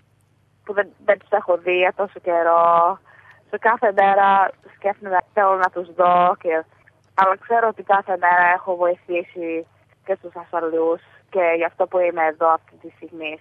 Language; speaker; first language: Greek; early bilingual, heritage; Greek